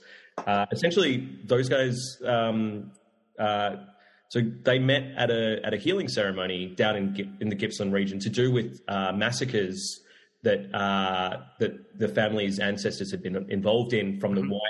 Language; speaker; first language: English; native; English